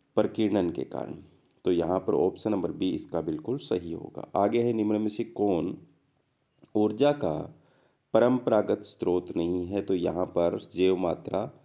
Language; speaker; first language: Hindi; native; Hindi